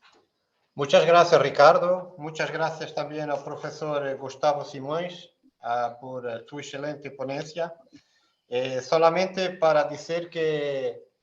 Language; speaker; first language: Spanish; non-native, fluent; Portuguese